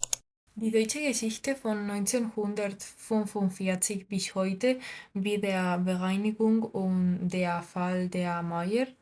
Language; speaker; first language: German; non-native, learner; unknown